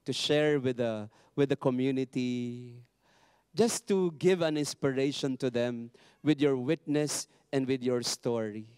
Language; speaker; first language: English; non-native, local second language; Filipino